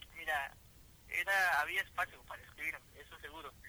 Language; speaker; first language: Spanish; native; Spanish